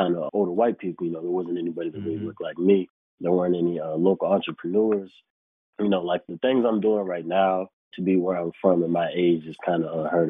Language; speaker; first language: English; native; English